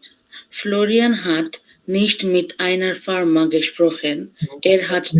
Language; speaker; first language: German; non-native, learner; Bangla